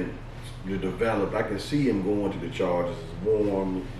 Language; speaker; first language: English; native; English